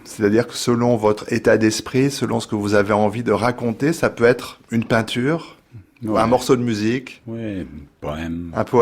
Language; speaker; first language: French; native; French